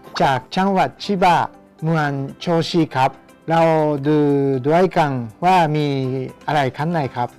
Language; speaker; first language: Thai; non-native, fluent; Japanese